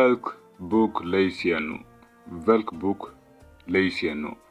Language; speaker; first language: Dutch; non-native, fluent; Tigrinya